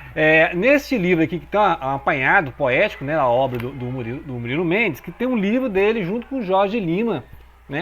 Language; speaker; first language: Portuguese; native; Portuguese